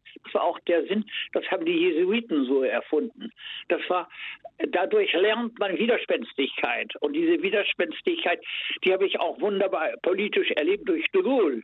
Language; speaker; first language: German; native; German